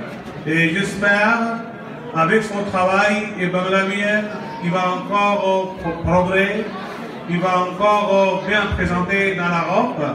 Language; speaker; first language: French; non-native, learner; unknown